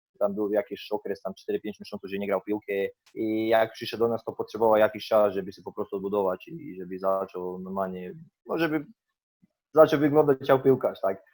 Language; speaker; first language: Polish; non-native, fluent; Croatian